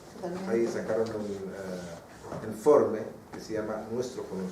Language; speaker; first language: Spanish; non-native, fluent; Arabic